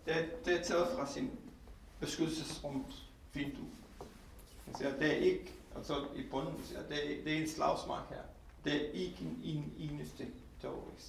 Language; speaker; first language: Danish; non-native, fluent; Hebrew